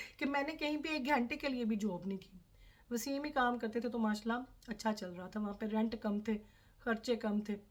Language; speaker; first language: Urdu; non-native, local second language; Punjabi